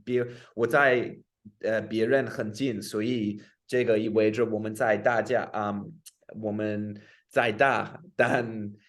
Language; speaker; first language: Chinese; non-native, fluent; English